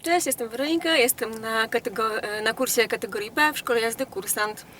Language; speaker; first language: Polish; native; Polish